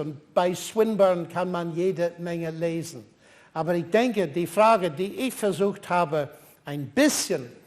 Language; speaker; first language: German; non-native, fluent; English